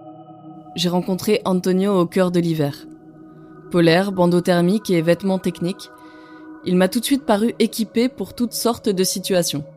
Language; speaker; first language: French; native; French